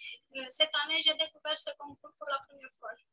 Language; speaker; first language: French; non-native, fluent; Romanian